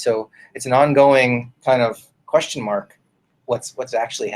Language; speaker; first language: English; native; English